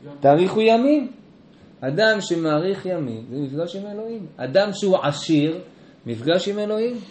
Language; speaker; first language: Hebrew; native; Hebrew